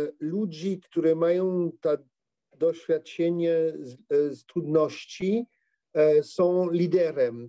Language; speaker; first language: Polish; non-native, learner; French